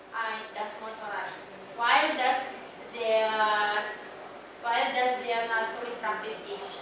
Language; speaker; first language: German; non-native, learner; Indonesian